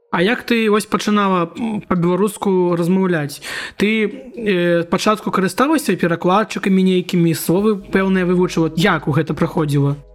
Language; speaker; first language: Belarusian; non-native, local second language; Russian